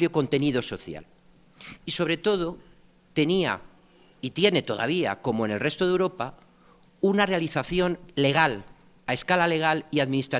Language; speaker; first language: Spanish; native; Spanish